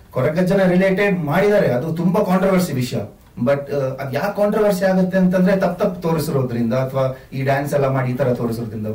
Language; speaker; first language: Kannada; non-native, local second language; Tulu